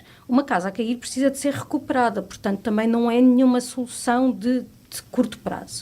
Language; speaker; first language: Portuguese; native; Portuguese